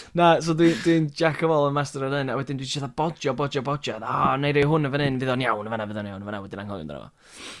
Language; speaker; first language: Welsh; native; Welsh